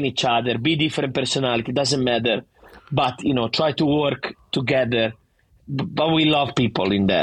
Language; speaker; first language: English; non-native, fluent; Italian